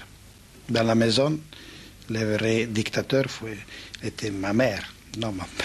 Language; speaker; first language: French; non-native, learner; Italian